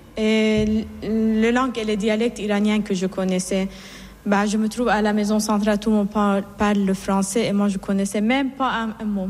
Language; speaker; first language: French; non-native, fluent; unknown